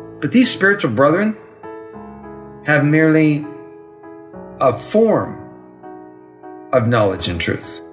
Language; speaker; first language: English; native; English